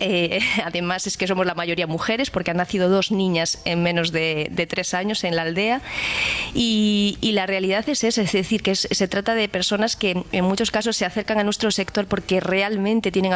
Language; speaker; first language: Spanish; native; Spanish